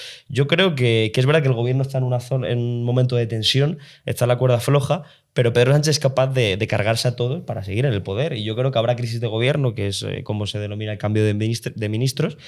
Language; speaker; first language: Spanish; native; Spanish